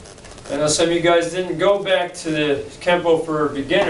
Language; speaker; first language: English; native; English